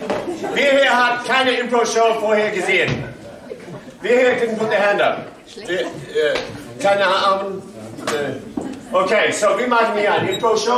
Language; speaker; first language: German; non-native, learner; English